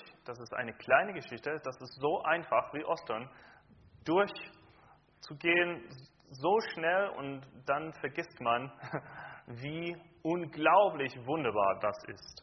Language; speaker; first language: German; non-native, fluent; English